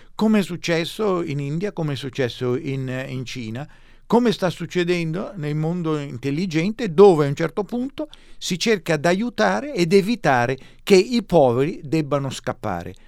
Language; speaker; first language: Italian; native; Italian